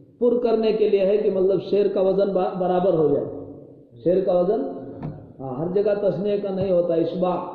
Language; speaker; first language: Urdu; native; Urdu